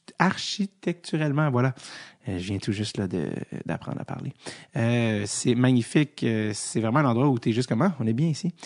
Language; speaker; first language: French; native; French